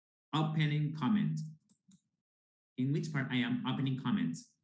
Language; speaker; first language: English; non-native, fluent; Spanish